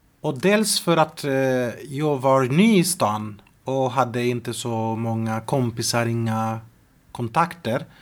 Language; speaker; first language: Swedish; non-native, fluent; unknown